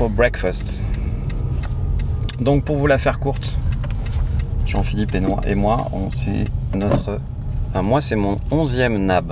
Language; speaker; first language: French; native; French